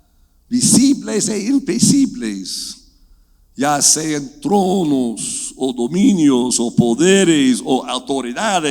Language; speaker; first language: Spanish; non-native, fluent; English